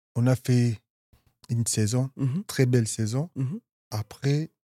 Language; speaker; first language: French; non-native, local second language; Lingala